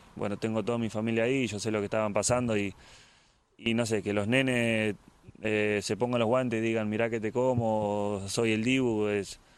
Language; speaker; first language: Spanish; native; Spanish